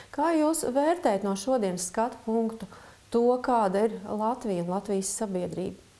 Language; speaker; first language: Latvian; native; Latvian